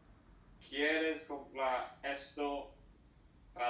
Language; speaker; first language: Spanish; non-native, learner; English